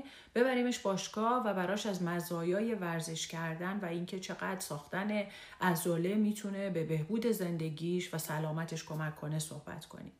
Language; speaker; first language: Persian; native; Persian